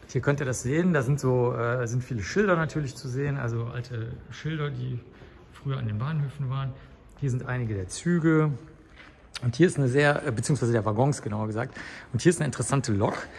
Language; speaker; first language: German; native; German